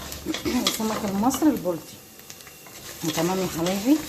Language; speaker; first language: Arabic; native; Arabic